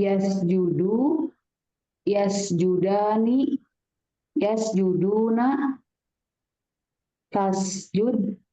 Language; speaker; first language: Arabic; non-native, learner; Indonesian